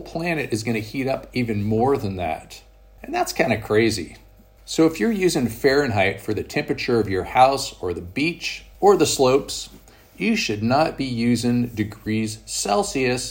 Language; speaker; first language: English; native; English